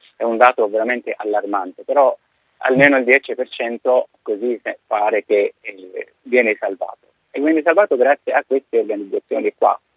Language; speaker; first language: Italian; non-native, fluent; Arabic